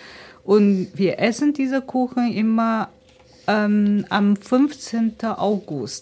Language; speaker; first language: German; non-native, fluent; Chinese